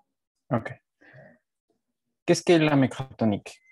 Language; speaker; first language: French; non-native, learner; Spanish